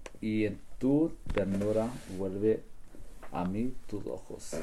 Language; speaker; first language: Spanish; early bilingual, heritage; Spanish